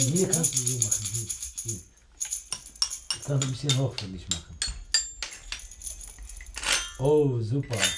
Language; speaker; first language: German; non-native, learner; Arabic